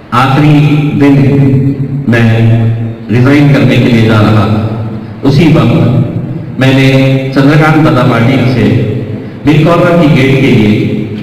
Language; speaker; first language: Urdu; native; Urdu